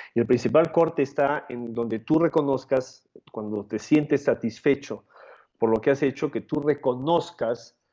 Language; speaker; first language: Spanish; native; Spanish